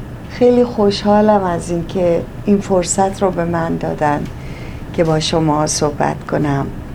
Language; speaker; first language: Persian; native; Persian